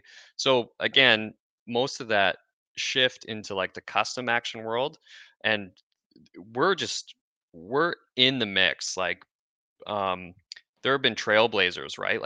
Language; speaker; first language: English; native; English